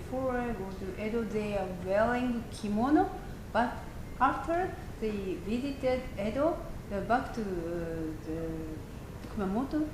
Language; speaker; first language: English; non-native, learner; Japanese